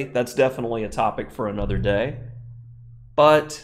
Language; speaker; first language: English; native; English